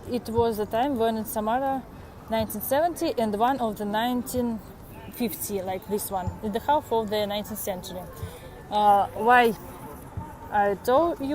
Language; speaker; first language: English; non-native, fluent; Russian